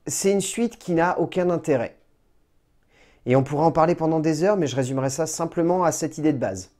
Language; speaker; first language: French; native; French